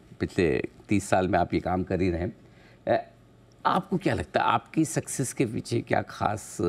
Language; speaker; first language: Hindi; native; Hindi